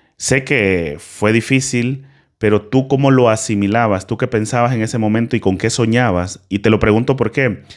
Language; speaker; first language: Spanish; native; Spanish